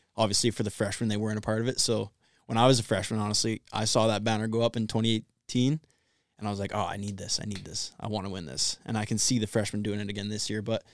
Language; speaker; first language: English; native; English